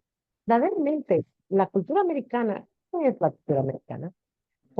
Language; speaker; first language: Spanish; early bilingual, heritage; Spanish